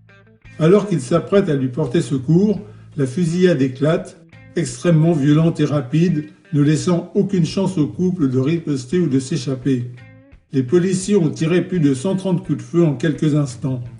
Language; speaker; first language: French; native; French